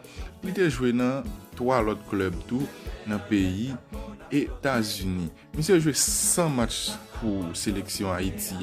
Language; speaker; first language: French; non-native, learner; Haitian Creole